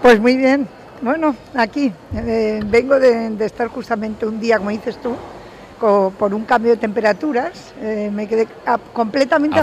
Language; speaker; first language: Spanish; native; Spanish